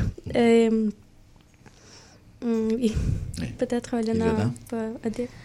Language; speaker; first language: French; non-native, learner; Ukrainian